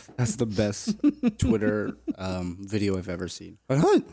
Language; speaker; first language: English; native; English